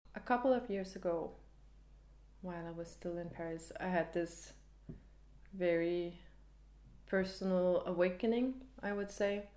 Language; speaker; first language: English; early bilingual, other home language; Danish